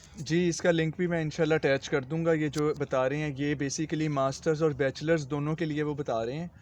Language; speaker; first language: Urdu; native; Urdu